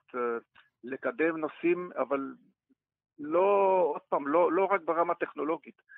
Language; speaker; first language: Hebrew; non-native, fluent; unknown